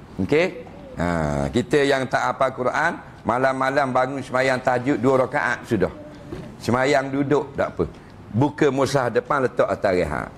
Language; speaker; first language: Malay; native; Malay